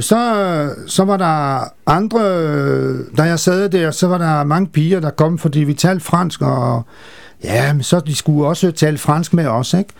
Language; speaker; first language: Danish; non-native, fluent; French